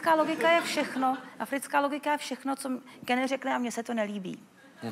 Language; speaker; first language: Czech; native; Czech